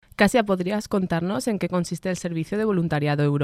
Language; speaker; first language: Spanish; native; Spanish